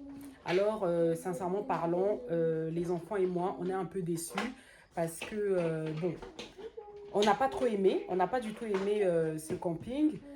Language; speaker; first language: French; native; French